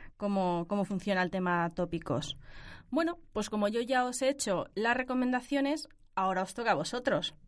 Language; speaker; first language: Spanish; native; Spanish